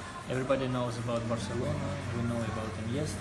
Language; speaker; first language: English; non-native, fluent; Russian